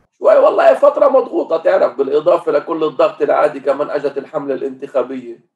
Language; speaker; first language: Arabic; native; Arabic